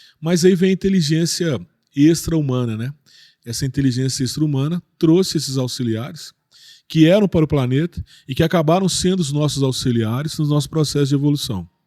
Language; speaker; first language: Portuguese; native; Portuguese